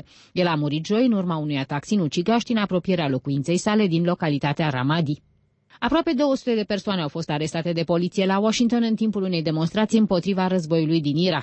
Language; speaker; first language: Romanian; native; Romanian